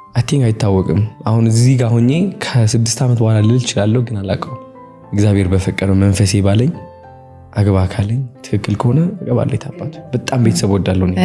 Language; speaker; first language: Amharic; early bilingual, heritage; Amharic